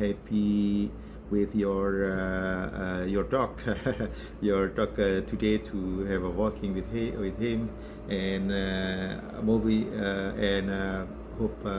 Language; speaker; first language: English; non-native, learner; Indonesian